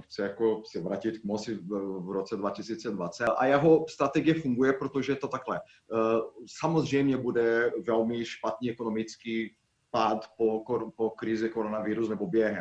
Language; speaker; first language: Czech; non-native, fluent; Portuguese